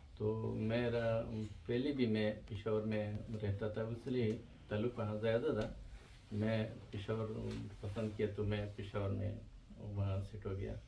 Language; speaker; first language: Urdu; non-native, fluent; Pashto